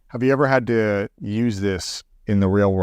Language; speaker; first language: English; native; English